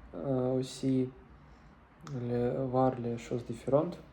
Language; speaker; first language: French; non-native, learner; Russian